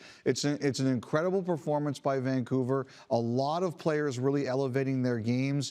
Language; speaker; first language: English; native; English